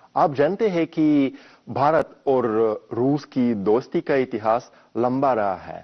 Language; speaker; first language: Hindi; non-native, fluent; Russian